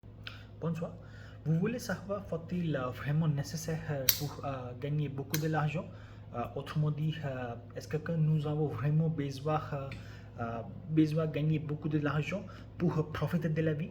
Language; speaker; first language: French; non-native, learner; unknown